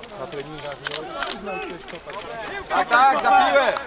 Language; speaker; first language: Polish; native; Polish